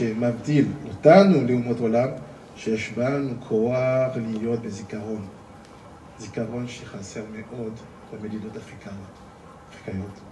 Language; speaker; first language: Hebrew; non-native, learner; French